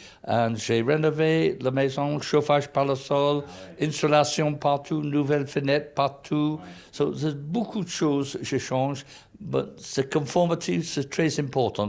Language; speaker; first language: French; non-native, learner; English